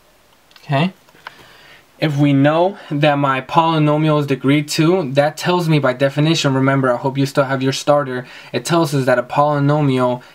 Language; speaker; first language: English; native; English